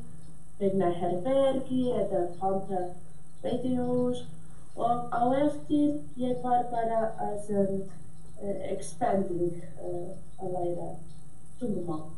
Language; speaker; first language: Icelandic; non-native, learner; Portuguese